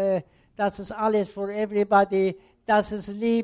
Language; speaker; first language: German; non-native, learner; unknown